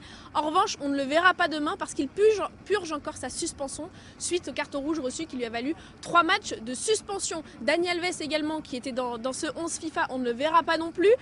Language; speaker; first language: French; native; French